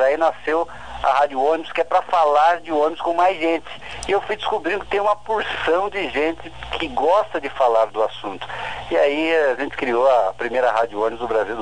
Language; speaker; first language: Portuguese; native; Portuguese